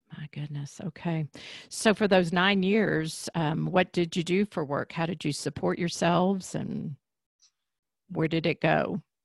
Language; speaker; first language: English; native; English